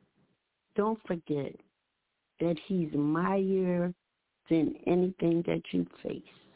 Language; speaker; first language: English; native; English